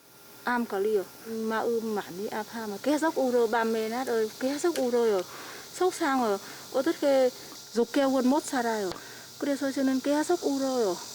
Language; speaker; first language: Korean; non-native, learner; Vietnamese